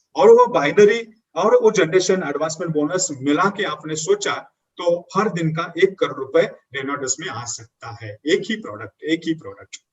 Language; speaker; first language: Hindi; non-native, local second language; Marathi